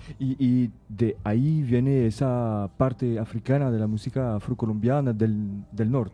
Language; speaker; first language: Spanish; non-native, learner; French